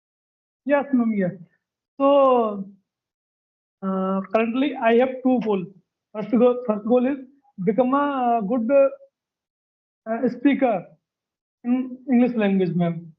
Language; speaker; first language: English; non-native, learner; Hindi